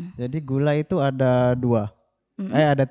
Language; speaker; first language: Indonesian; native; Indonesian